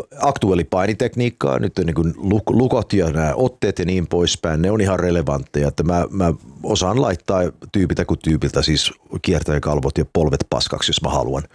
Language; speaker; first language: Finnish; early bilingual, heritage; English